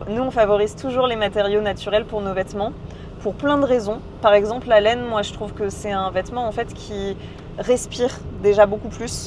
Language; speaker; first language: French; native; French